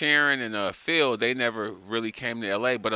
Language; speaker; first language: English; native; English